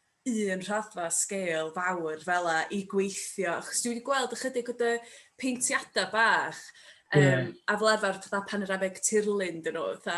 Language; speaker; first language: Welsh; native; Welsh